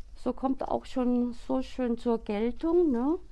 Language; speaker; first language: German; non-native, learner; Korean